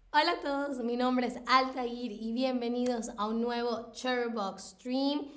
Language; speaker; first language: Spanish; native; Spanish